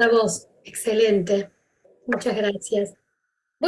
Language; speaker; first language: Spanish; native; Spanish